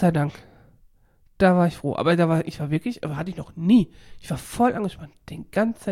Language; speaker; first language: German; native; German